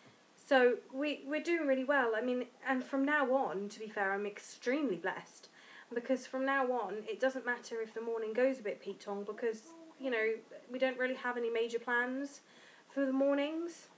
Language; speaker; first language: English; native; English